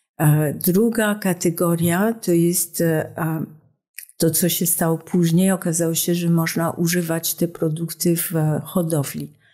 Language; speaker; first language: Polish; non-native, fluent; French